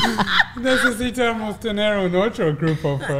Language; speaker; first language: Spanish; non-native, learner; English